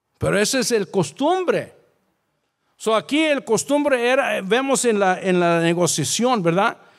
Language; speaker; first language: Spanish; early bilingual, heritage; Spanish